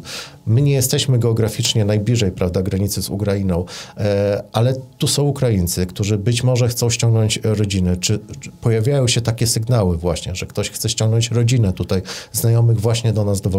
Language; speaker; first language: Polish; native; Polish